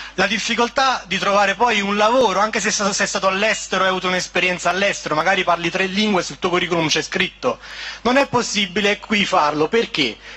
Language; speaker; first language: Italian; native; Italian